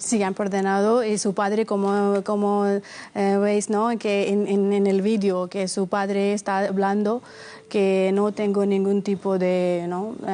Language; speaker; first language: Spanish; non-native, fluent; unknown